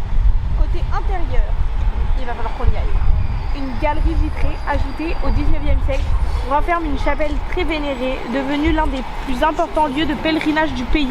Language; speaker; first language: French; native; French